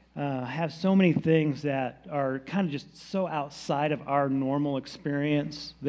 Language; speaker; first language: English; native; English